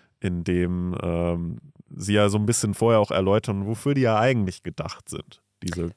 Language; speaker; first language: German; native; German